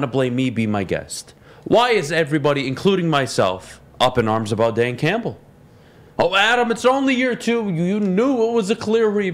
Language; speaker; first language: English; native; English